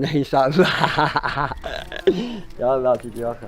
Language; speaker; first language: French; non-native, learner; Arabic